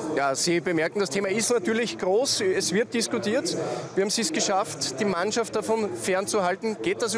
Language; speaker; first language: German; native; German